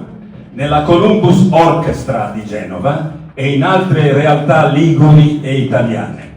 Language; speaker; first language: Italian; native; Italian